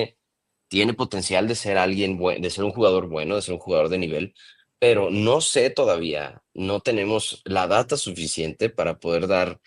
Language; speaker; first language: Spanish; native; Spanish